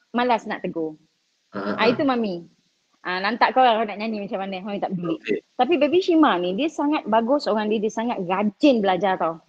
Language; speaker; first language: Malay; native; Malay